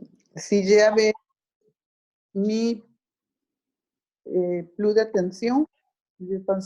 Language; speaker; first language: French; non-native, learner; Spanish